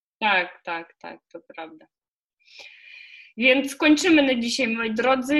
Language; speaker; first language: Polish; non-native, fluent; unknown